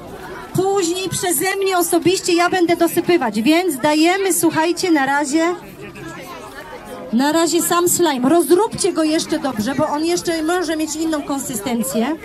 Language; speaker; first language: Polish; native; Polish